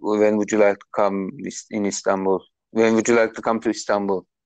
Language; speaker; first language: English; non-native, learner; Turkish